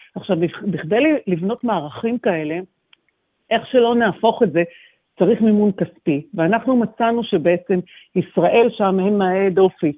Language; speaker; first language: Hebrew; native; Hebrew